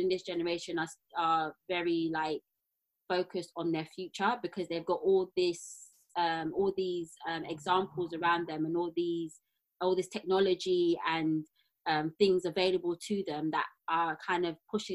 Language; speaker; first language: English; native; English